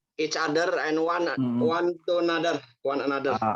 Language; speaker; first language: English; non-native, learner; Indonesian